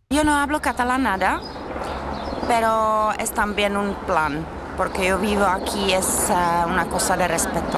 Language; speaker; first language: Spanish; non-native, learner; Czech